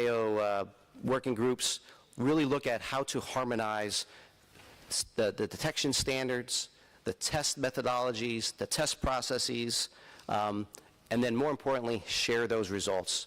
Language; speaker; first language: English; native; English